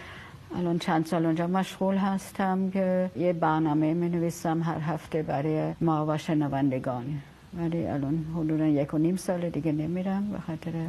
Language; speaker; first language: Persian; non-native, fluent; German